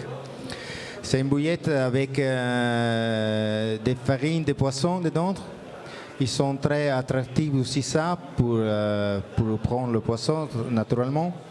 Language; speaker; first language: French; non-native, learner; Italian